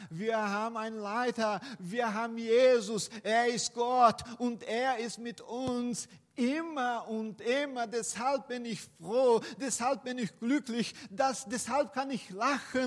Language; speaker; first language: German; non-native, fluent; Portuguese